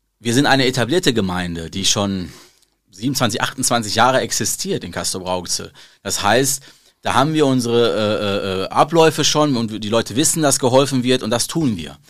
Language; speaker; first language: German; early bilingual, other home language; Arabic